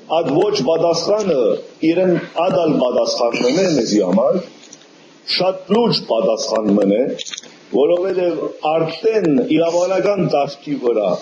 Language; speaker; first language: Armenian; early bilingual, heritage; Armenian